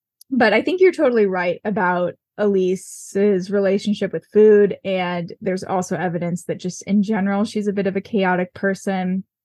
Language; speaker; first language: English; native; English